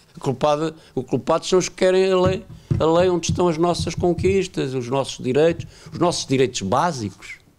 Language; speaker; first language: Portuguese; native; Portuguese